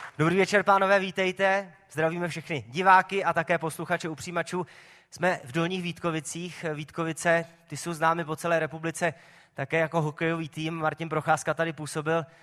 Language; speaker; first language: Czech; native; Czech